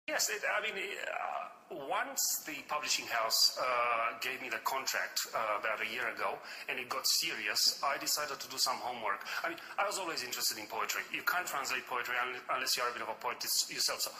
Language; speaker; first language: English; non-native, fluent; Romanian